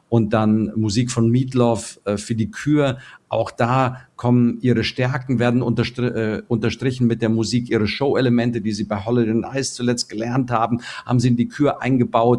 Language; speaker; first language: German; native; German